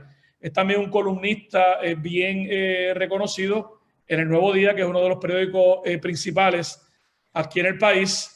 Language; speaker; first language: Spanish; native; Spanish